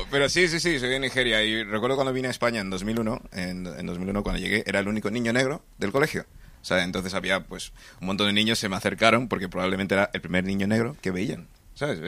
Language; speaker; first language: Spanish; early bilingual, other home language; English